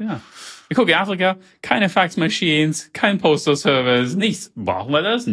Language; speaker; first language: German; early bilingual, heritage; German